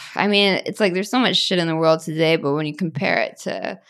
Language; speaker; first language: English; native; English